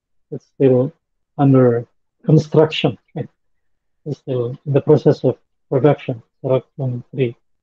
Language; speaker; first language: English; non-native, fluent; Indonesian